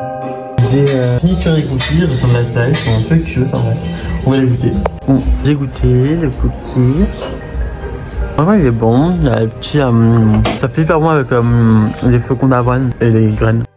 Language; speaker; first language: French; native; French